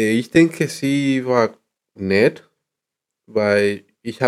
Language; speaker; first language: German; non-native, learner; Spanish